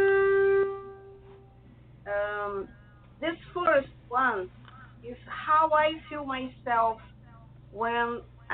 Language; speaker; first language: English; non-native, learner; Portuguese